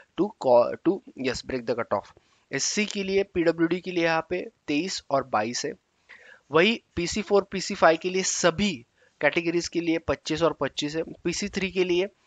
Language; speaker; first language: Hindi; native; Hindi